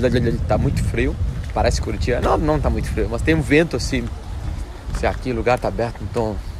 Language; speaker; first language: Portuguese; native; Portuguese